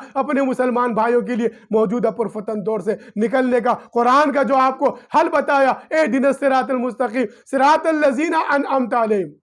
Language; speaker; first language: Urdu; non-native, local second language; Pashto